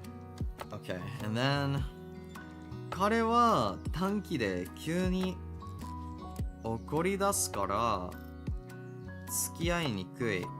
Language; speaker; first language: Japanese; non-native, learner; English